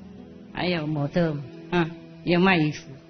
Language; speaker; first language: Chinese; non-native, fluent; Vietnamese